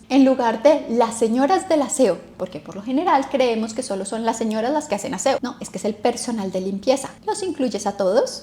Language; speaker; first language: Spanish; native; Spanish